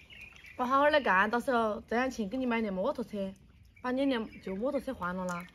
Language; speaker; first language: Chinese; native; Chinese